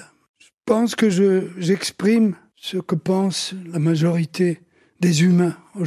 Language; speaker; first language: French; early bilingual, other home language; Italian